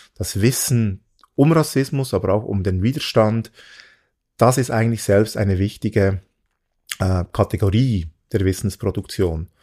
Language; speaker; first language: German; early bilingual, other home language; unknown